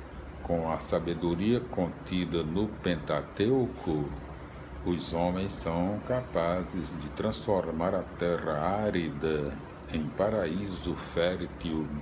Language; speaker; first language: Portuguese; native; Portuguese